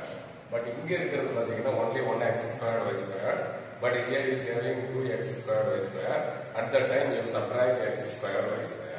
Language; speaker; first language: English; non-native, local second language; Tamil